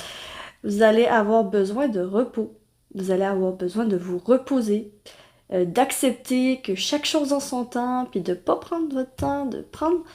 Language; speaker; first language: French; native; French